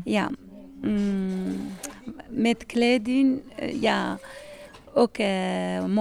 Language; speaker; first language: Dutch; non-native, learner; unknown